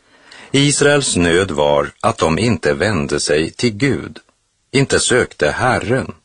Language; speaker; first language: Swedish; native; Swedish